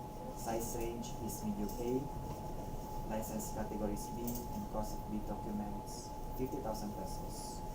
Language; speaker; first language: English; non-native, local second language; Cebuano